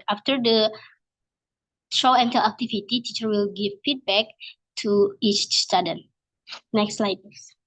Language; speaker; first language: English; non-native, learner; Indonesian